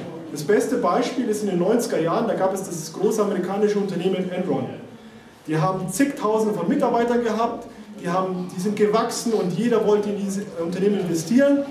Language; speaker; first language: German; native; German